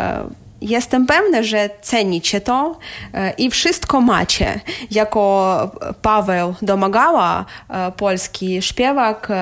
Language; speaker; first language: Polish; non-native, learner; Ukrainian